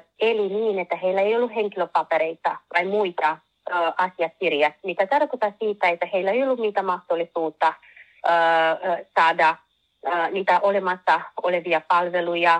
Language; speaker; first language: Finnish; non-native, learner; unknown